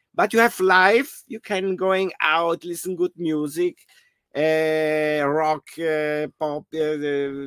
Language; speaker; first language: English; non-native, fluent; German